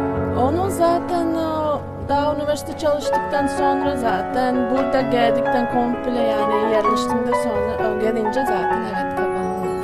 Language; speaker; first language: Turkish; non-native, fluent; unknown